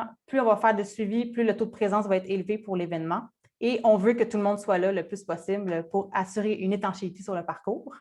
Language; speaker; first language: French; native; French